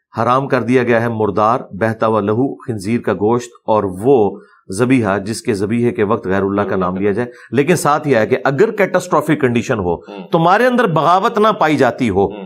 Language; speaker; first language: Urdu; native; Urdu